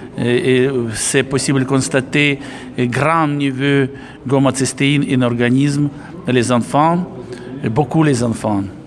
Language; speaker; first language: French; non-native, learner; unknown